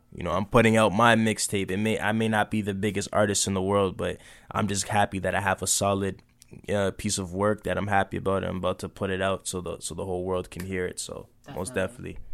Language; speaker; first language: English; native; English